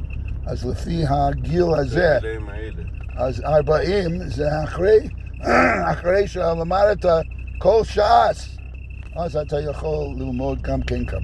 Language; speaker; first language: Hebrew; non-native, fluent; English